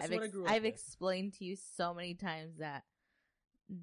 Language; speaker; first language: English; early bilingual, other home language; Spanish